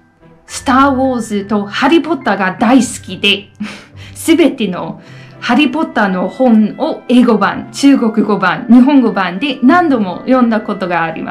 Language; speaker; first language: Japanese; non-native, fluent; English